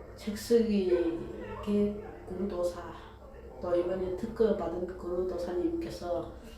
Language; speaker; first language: Korean; early bilingual, heritage; Korean